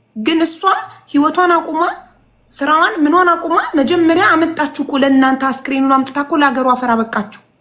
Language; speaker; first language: Amharic; native; Amharic